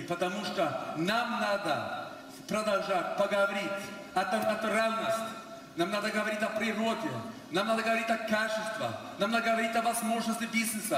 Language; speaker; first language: Russian; non-native, fluent; Swedish